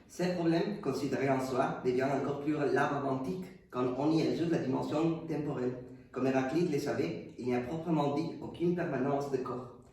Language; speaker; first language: French; non-native, fluent; Spanish